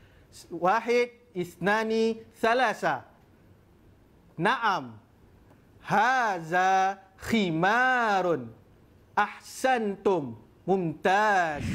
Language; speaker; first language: Arabic; non-native, fluent; Malay